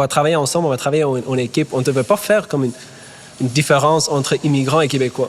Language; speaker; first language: French; non-native, fluent; German